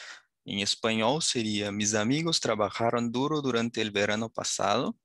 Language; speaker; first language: Spanish; non-native, fluent; Portuguese